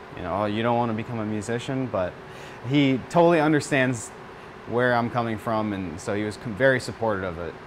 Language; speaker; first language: English; native; English